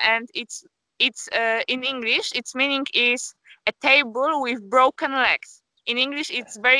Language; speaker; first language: English; non-native, fluent; Polish